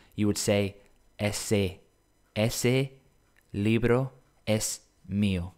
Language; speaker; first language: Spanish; non-native, learner; English